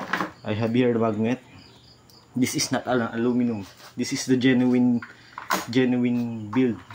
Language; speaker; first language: English; non-native, learner; Filipino